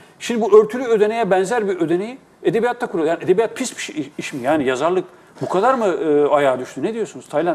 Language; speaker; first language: Turkish; native; Turkish